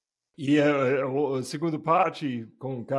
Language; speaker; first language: Portuguese; non-native, fluent; English